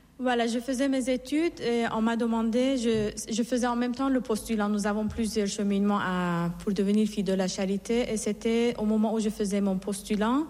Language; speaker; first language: French; non-native, fluent; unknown